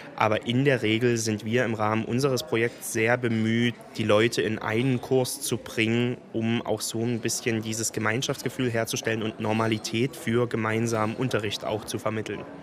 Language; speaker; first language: German; native; German